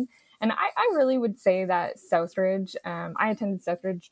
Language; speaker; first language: English; native; English